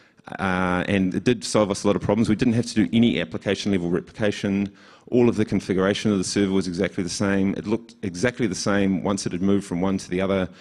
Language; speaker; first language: English; native; English